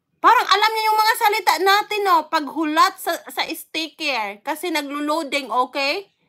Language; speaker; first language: Filipino; non-native, local second language; Waray